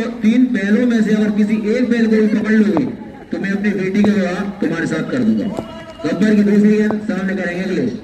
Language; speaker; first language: Hindi; native; Hindi